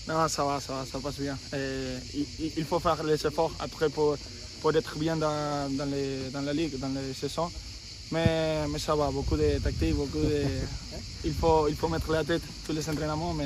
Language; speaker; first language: French; non-native, fluent; Spanish